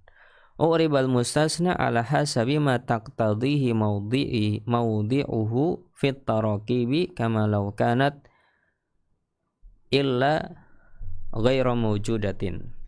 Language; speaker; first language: Arabic; non-native, fluent; Indonesian